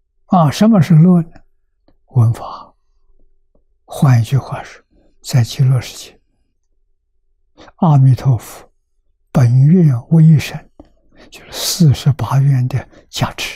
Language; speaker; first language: Chinese; native; Chinese